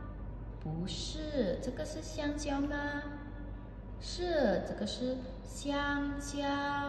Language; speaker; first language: Chinese; non-native, fluent; Indonesian